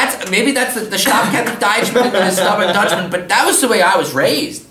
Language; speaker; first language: English; early bilingual, other home language; German